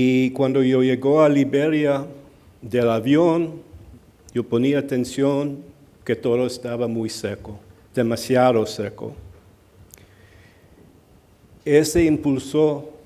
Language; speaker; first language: Spanish; early bilingual, heritage; Spanish